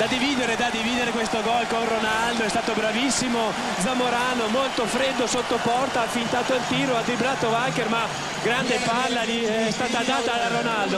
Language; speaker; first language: Italian; native; Italian